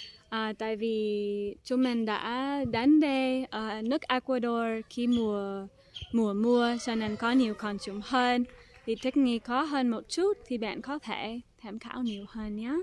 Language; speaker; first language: Vietnamese; non-native, fluent; English